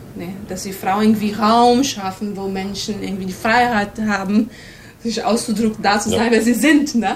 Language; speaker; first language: German; non-native, fluent; Portuguese